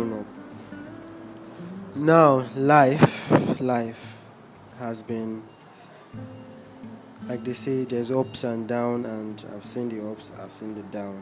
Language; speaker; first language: English; non-native, local second language; Igbo